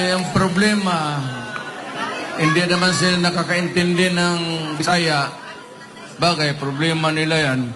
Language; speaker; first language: Filipino; non-native, local second language; Cebuano